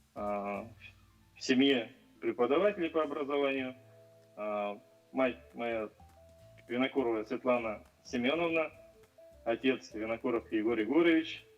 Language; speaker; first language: Russian; non-native, local second language; Yakut